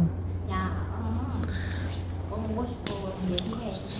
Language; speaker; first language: Korean; non-native, learner; Vietnamese